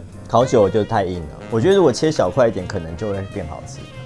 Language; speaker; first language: Chinese; native; Chinese